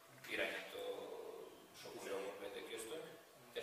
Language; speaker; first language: Hungarian; non-native, learner; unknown